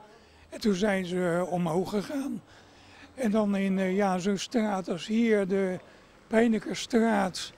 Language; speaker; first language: Dutch; native; Dutch